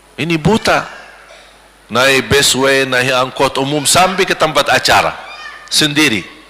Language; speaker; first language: Malay; non-native, fluent; Arabic